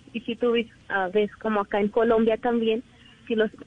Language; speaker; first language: Spanish; non-native, learner; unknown